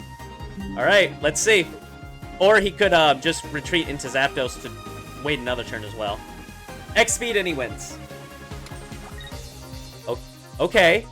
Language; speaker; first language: English; native; English